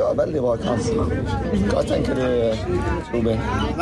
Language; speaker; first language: Norwegian; non-native, fluent; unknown